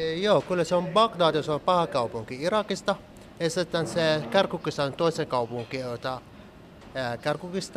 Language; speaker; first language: Finnish; non-native, learner; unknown